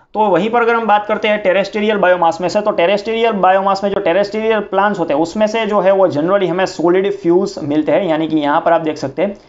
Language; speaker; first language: Hindi; non-native, local second language; Gujarati